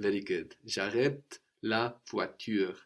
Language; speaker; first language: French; non-native, fluent; English